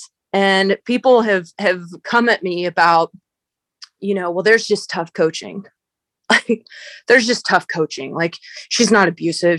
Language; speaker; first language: English; native; English